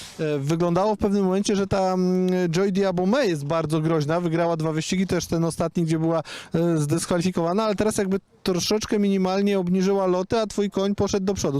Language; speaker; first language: Polish; native; Polish